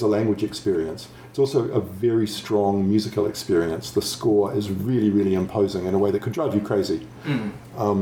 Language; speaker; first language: English; native; English